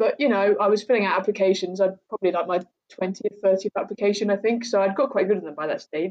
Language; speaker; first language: English; native; English